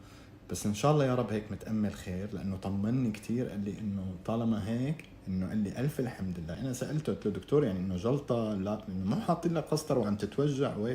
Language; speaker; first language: Arabic; native; Arabic